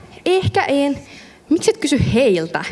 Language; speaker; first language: Finnish; native; Finnish